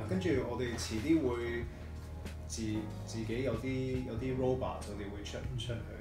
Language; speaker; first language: Cantonese; early bilingual, heritage; English